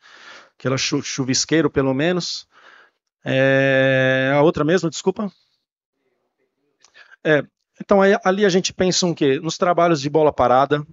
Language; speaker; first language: Portuguese; native; Portuguese